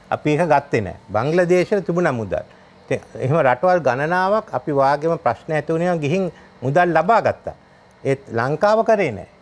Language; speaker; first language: Sinhala; native; Sinhala